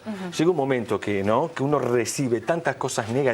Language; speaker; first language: Spanish; native; Spanish